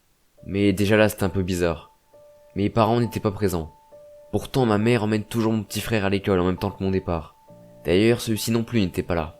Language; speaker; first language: French; native; French